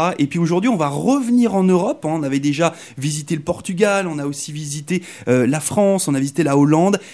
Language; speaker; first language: French; native; French